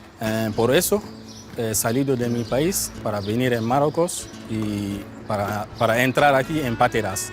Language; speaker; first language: Spanish; non-native, learner; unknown